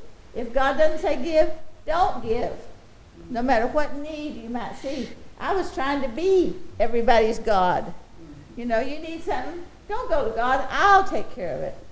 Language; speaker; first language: English; native; English